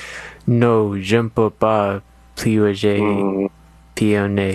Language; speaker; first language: French; non-native, learner; English